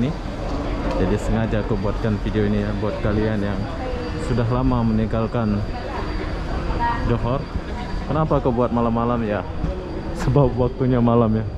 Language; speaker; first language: Indonesian; native; Indonesian